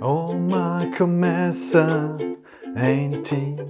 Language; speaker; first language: Portuguese; non-native, learner; German